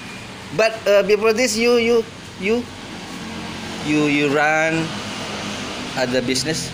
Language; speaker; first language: English; non-native, learner; Indonesian